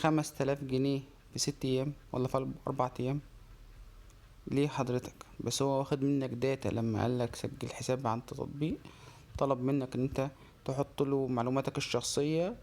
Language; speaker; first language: Arabic; native; Arabic